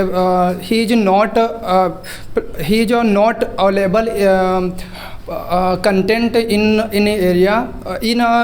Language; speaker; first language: English; non-native, learner; Hindi